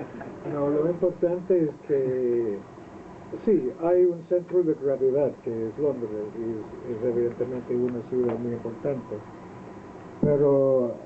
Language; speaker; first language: Spanish; non-native, fluent; Welsh